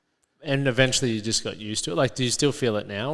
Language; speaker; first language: English; native; English